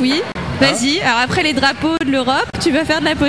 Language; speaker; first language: French; native; French